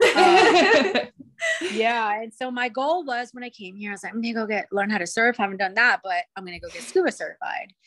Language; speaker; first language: English; early bilingual, other home language; Spanish